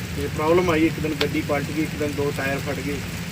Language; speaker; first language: Hindi; non-native, local second language; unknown